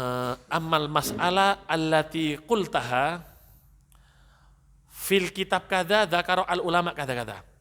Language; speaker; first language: Arabic; non-native, fluent; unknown